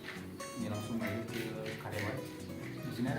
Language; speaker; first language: Indonesian; native; Indonesian